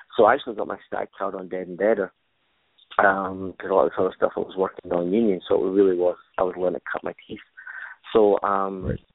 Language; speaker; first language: English; native; English